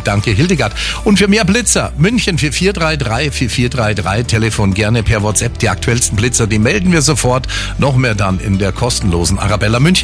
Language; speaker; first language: German; native; German